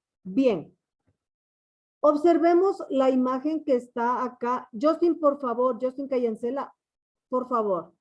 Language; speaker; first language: Spanish; native; Spanish